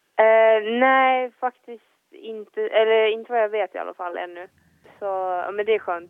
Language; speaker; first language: Swedish; native; Swedish